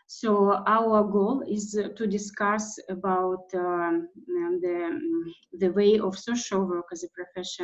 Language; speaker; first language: English; non-native, fluent; Russian